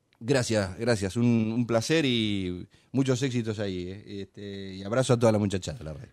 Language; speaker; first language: Spanish; native; Spanish